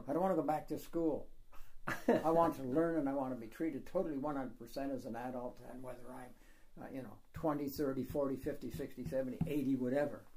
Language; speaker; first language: English; native; English